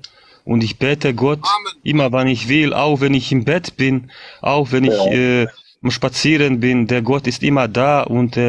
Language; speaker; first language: German; non-native, fluent; Bosnian